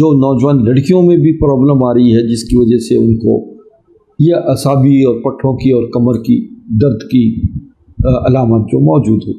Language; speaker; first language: Urdu; native; Urdu